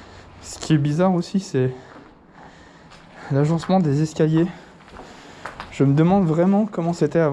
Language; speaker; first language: French; native; French